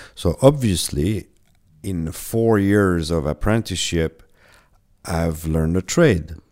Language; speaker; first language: English; non-native, fluent; French